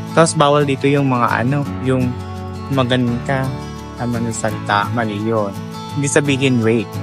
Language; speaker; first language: Filipino; non-native, local second language; Cebuano